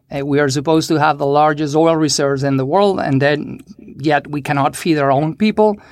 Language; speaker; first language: English; non-native, fluent; Spanish